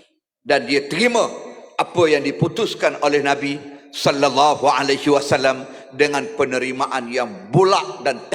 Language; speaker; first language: Malay; native; Malay